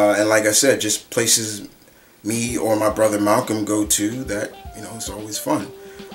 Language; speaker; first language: English; native; English